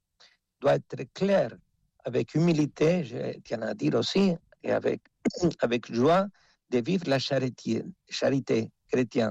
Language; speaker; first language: French; non-native, fluent; Spanish